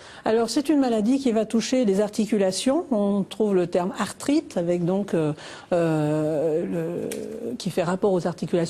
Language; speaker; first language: French; native; French